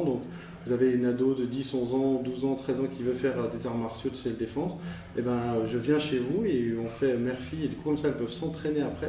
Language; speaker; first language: French; native; French